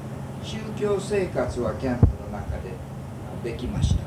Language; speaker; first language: Japanese; early bilingual, heritage; Japanese